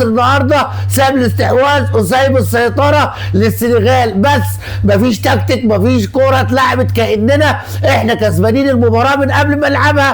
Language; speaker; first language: Arabic; native; Arabic